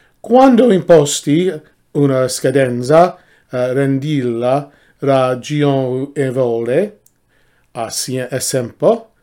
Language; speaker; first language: Italian; non-native, learner; English